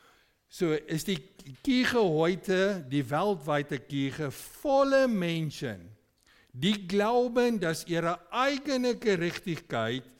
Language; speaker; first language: German; non-native, fluent; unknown